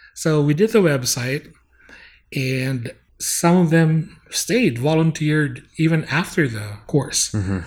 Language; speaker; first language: English; non-native, local second language; Bikol